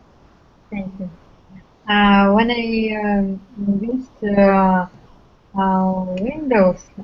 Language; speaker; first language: English; non-native, learner; Russian